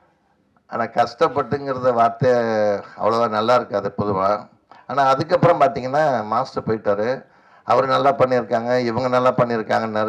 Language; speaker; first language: Tamil; native; Tamil